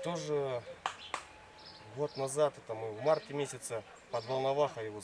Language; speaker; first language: Russian; native; Russian